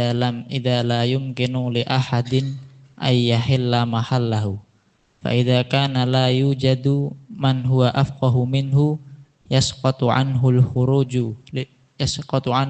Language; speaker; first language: Arabic; non-native, learner; Indonesian